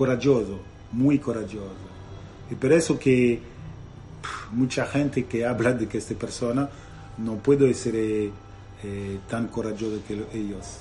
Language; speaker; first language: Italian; non-native, fluent; French